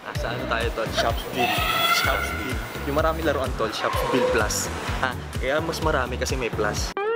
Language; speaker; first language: Filipino; native; Filipino